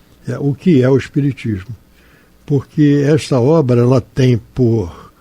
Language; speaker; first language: Portuguese; native; Portuguese